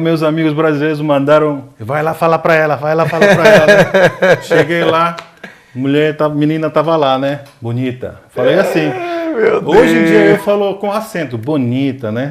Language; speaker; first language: Portuguese; non-native, fluent; Korean